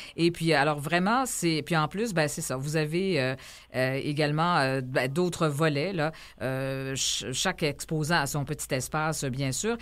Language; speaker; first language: French; native; French